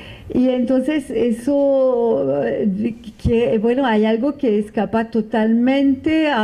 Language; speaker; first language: Spanish; non-native, fluent; French